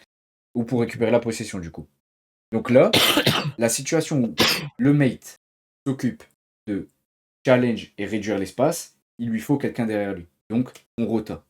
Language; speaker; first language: French; native; French